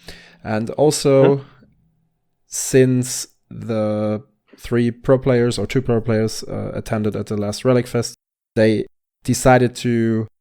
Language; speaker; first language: English; non-native, fluent; German